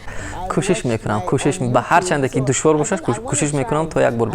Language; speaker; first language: Persian; non-native, fluent; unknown